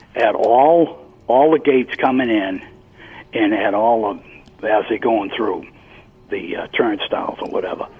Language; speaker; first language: English; native; English